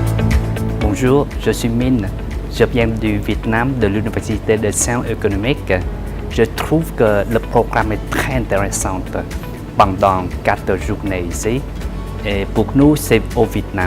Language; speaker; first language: French; non-native, learner; Vietnamese